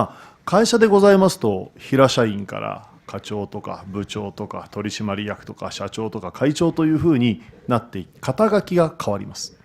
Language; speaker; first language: Japanese; native; Japanese